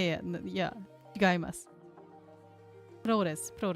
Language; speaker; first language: Japanese; non-native, learner; English